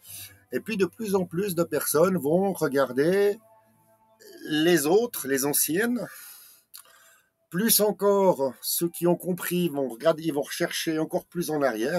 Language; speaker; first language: French; native; French